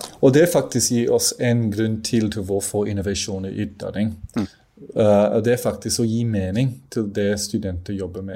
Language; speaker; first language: Norwegian; non-native, fluent; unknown